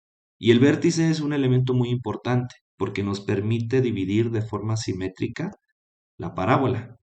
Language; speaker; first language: Spanish; native; Spanish